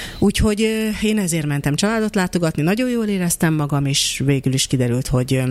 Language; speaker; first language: Hungarian; early bilingual, other home language; Russian